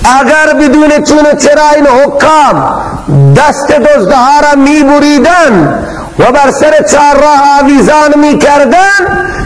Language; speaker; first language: Persian; non-native, local second language; Baluchi